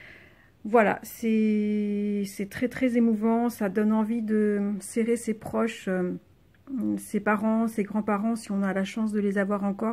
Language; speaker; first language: French; native; French